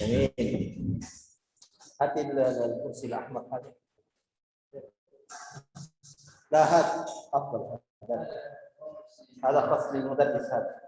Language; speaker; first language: Arabic; non-native, fluent; Indonesian